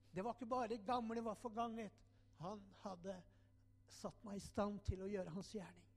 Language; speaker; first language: Norwegian; native; Norwegian